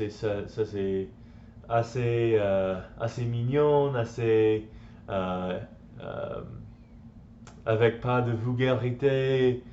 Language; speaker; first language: French; non-native, learner; English